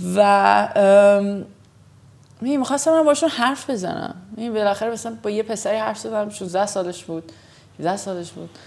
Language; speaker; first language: Persian; early bilingual, heritage; Persian